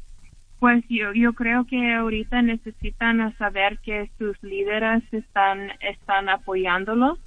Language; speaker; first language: Spanish; early bilingual, heritage; English